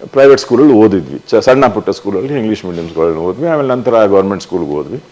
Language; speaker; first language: Kannada; native; Kannada